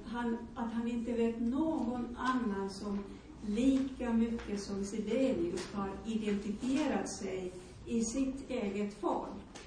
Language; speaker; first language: Swedish; non-native, local second language; Finnish